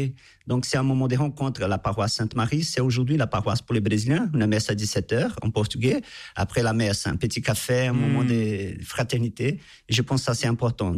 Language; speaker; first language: French; non-native, fluent; Portuguese